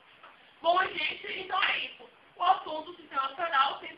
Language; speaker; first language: Portuguese; native; Portuguese